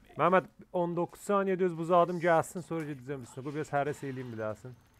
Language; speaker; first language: Persian; non-native, local second language; Azerbaijani